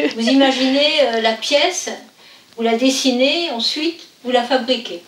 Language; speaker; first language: French; native; French